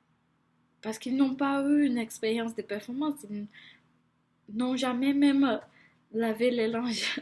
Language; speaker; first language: French; non-native, fluent; Portuguese